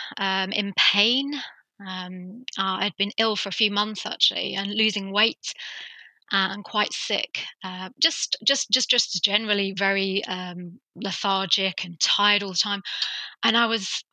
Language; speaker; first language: English; native; English